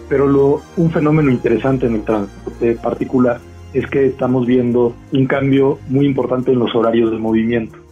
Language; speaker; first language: Spanish; native; Spanish